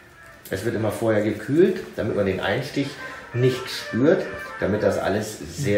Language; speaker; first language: German; native; German